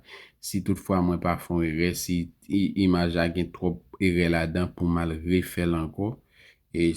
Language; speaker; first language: French; non-native, learner; Haitian Creole